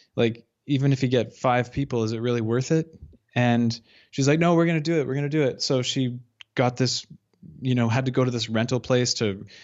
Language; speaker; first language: English; native; English